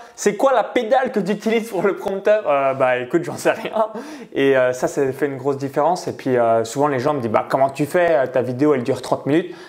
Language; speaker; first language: French; native; French